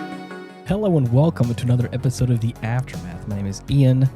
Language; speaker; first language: English; native; English